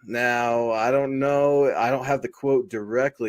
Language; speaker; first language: English; native; English